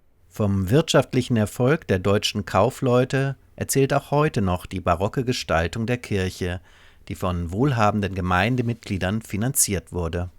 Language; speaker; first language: German; native; German